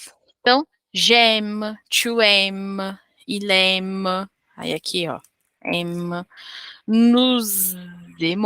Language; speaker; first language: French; non-native, fluent; Portuguese